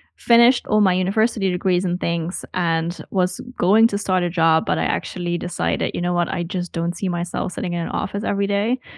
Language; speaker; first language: English; non-native, fluent; Dutch